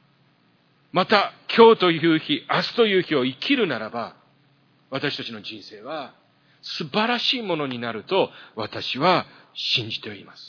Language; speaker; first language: Japanese; early bilingual, heritage; Japanese